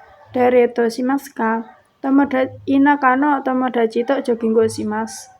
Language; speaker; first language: Japanese; non-native, learner; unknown